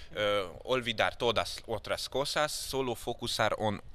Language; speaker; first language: Spanish; non-native, learner; Hungarian